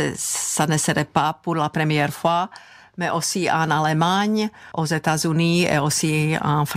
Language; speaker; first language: French; non-native, fluent; Czech